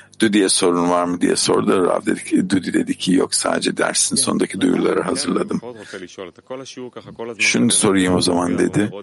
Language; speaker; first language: Turkish; native; Turkish